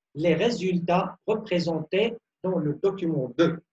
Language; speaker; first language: French; non-native, local second language; Arabic